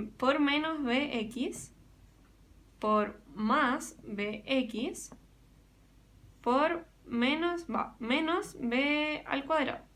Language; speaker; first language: Spanish; native; Spanish